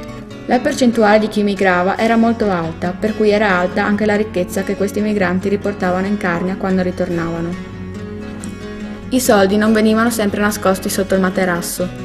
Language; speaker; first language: Italian; native; Italian